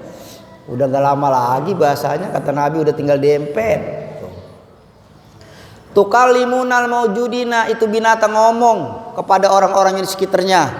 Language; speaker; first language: Malay; native; Malay